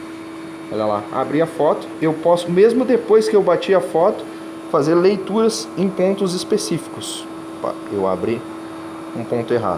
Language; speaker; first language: Portuguese; native; Portuguese